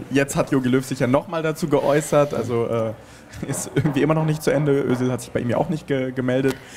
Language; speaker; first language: German; early bilingual, other home language; Russian